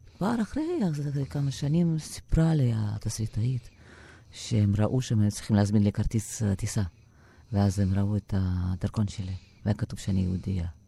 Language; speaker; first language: Hebrew; non-native, fluent; Russian